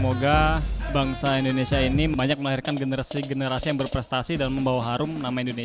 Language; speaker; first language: Indonesian; native; Indonesian